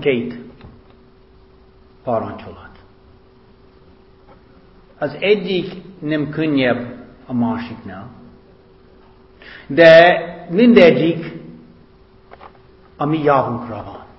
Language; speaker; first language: Hungarian; non-native, fluent; English